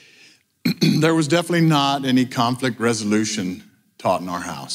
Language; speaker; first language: English; native; English